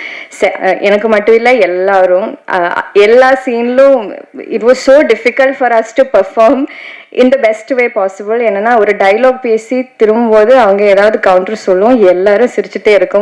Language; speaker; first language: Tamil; non-native, learner; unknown